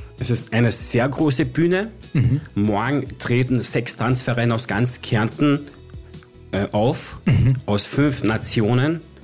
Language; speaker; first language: German; early bilingual, other home language; Turkish